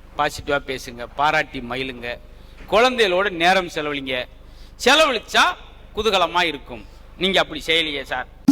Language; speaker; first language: Tamil; native; Tamil